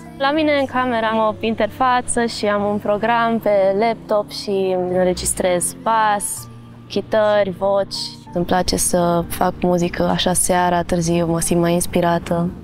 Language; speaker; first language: Romanian; native; Romanian